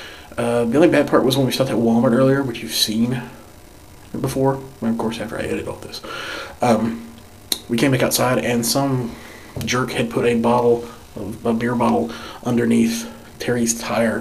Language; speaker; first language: English; native; English